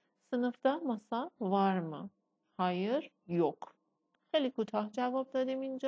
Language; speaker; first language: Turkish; non-native, fluent; Persian